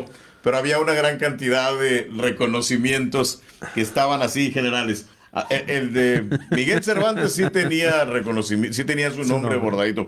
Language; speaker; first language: Spanish; native; Spanish